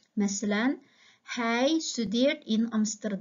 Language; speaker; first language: Dutch; non-native, fluent; Uyghur